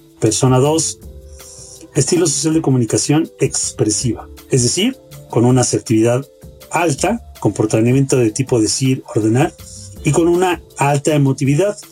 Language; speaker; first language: Spanish; native; Spanish